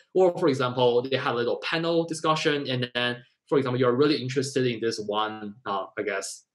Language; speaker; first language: English; non-native, fluent; Chinese